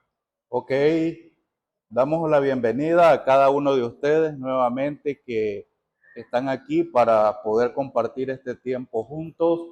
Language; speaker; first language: Spanish; native; Spanish